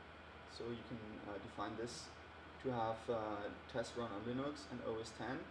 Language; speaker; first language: English; non-native, fluent; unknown